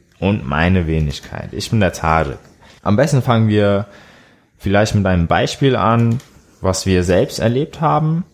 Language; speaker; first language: German; early bilingual, other home language; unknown